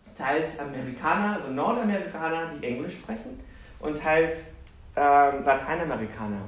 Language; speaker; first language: German; non-native, fluent; Portuguese